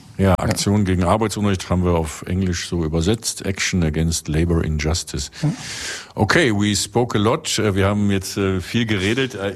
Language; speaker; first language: German; native; German